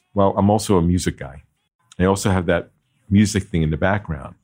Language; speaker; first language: English; native; English